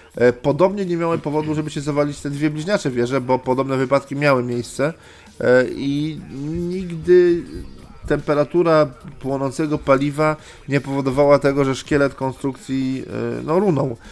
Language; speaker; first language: Polish; native; Polish